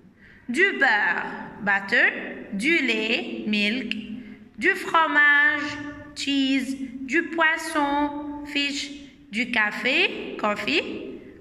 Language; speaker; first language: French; non-native, fluent; Arabic